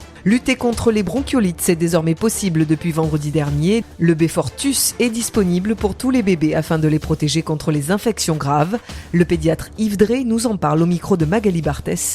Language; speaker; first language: French; native; French